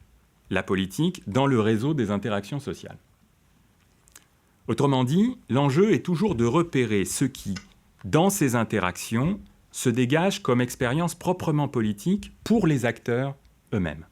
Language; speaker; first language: French; native; French